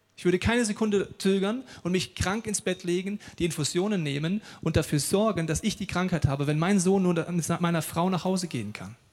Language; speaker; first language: German; native; German